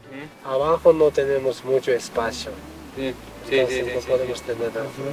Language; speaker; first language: Spanish; non-native, local second language; Quechua